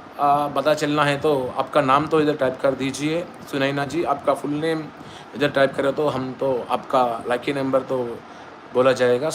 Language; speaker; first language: Hindi; non-native, local second language; Telugu